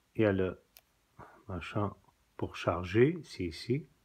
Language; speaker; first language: French; non-native, local second language; Kabyle